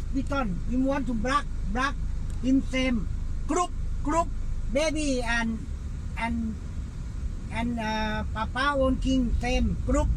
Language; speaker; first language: English; non-native, learner; Thai